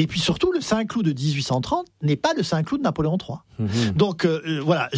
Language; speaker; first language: French; native; French